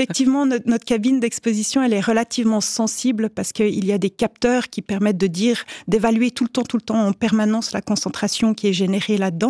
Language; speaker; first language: French; native; French